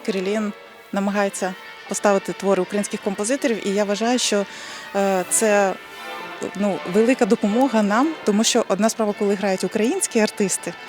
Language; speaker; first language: Ukrainian; native; Ukrainian